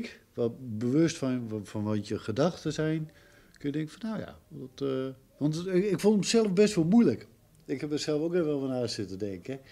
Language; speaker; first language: Dutch; native; Dutch